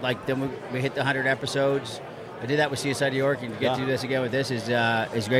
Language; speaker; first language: English; native; English